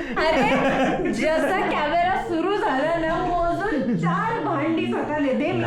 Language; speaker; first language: Marathi; non-native, local second language; Hindi